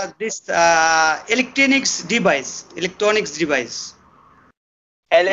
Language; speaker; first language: English; non-native, learner; Bangla